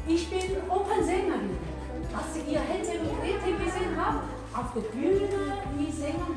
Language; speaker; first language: German; non-native, learner; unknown